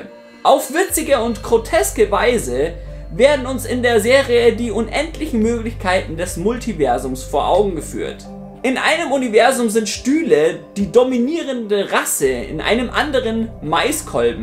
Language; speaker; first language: German; native; German